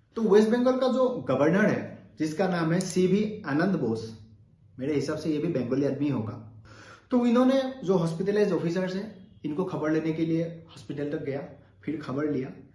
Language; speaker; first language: Hindi; non-native, local second language; Assamese